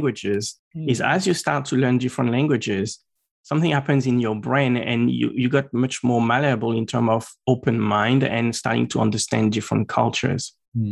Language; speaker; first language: English; non-native, fluent; French